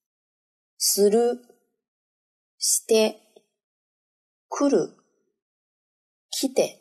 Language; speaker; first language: Japanese; non-native, learner; Chinese